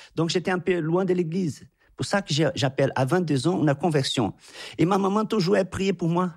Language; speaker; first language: French; non-native, fluent; Portuguese